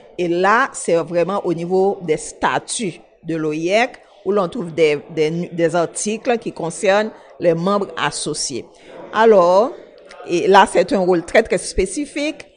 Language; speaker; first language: French; non-native, local second language; Haitian Creole